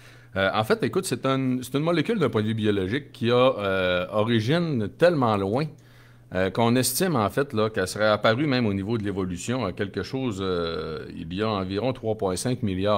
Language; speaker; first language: French; native; French